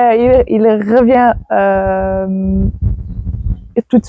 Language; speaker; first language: French; non-native, fluent; Dutch